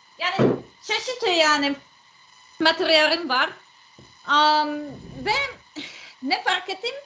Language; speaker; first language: Turkish; non-native, learner; Serbian